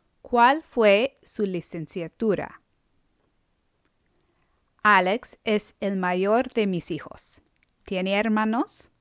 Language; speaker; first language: Spanish; non-native, fluent; English